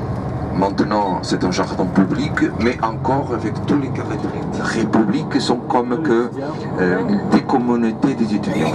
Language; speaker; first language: French; non-native, fluent; Portuguese